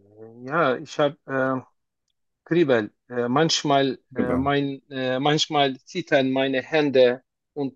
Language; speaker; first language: German; non-native, learner; Turkish